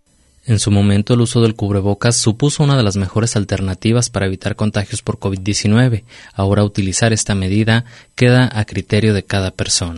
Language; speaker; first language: Spanish; native; Spanish